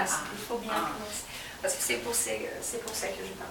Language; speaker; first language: French; non-native, fluent; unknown